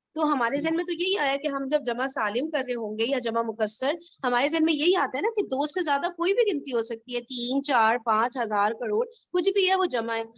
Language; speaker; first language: Urdu; native; Urdu